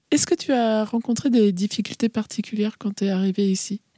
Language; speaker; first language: French; native; French